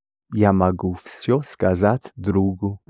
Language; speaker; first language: Russian; non-native, learner; English